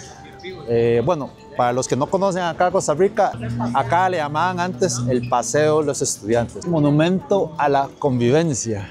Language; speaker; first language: Spanish; early bilingual, other home language; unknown